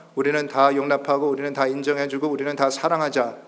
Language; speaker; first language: Korean; early bilingual, heritage; Korean